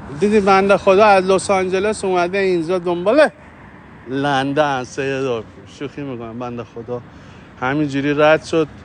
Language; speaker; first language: Persian; native; Persian